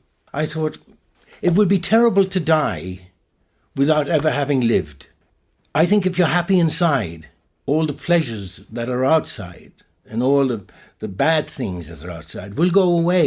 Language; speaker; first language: English; native; English